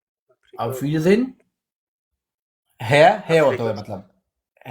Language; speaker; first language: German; non-native, learner; Pashto